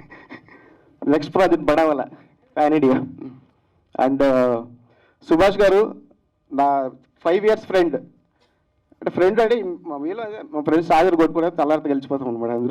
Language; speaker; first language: Telugu; native; Telugu